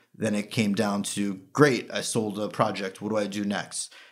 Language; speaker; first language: English; native; English